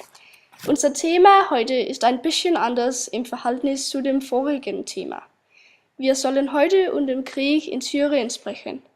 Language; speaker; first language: German; non-native, learner; Danish